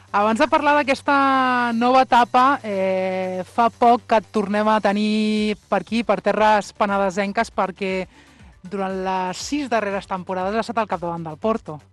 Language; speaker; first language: Catalan; native; Catalan